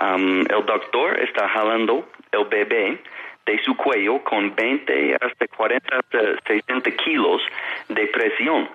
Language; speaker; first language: Spanish; non-native, fluent; English